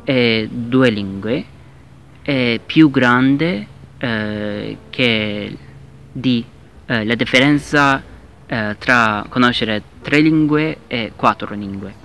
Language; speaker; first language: Italian; non-native, learner; Turkish